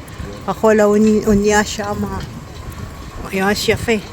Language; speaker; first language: Hebrew; non-native, learner; Filipino